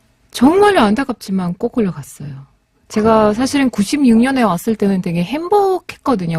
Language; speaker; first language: Korean; non-native, fluent; Russian